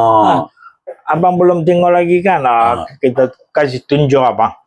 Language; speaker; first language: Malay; non-native, local second language; Tamil